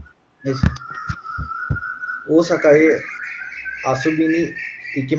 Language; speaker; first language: Japanese; non-native, learner; Kannada